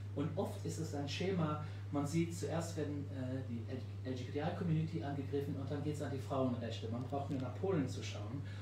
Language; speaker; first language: German; non-native, local second language; Luxembourgish